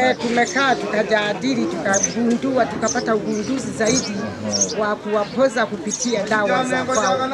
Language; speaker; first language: Swahili; non-native, local second language; Sukuma